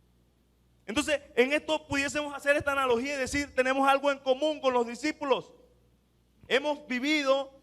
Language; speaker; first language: Spanish; native; Spanish